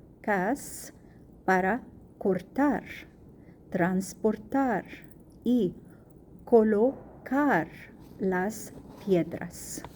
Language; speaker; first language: Spanish; non-native, learner; Arabic